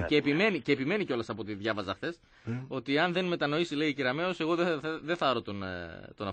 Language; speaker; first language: Greek; native; Greek